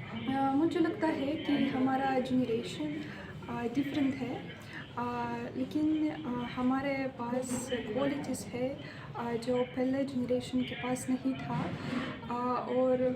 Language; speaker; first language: Hindi; non-native, learner; Russian